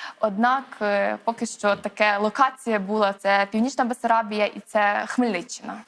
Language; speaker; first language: Ukrainian; native; Ukrainian